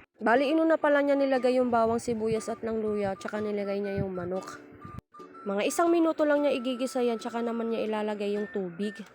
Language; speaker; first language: Filipino; non-native, local second language; Bikol